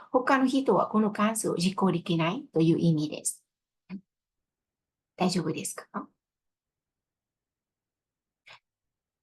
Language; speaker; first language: Japanese; non-native, fluent; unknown